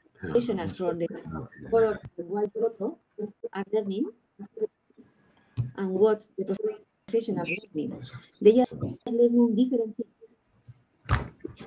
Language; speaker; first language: English; non-native, learner; Spanish